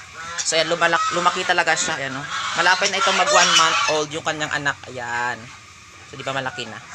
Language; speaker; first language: Filipino; native; Filipino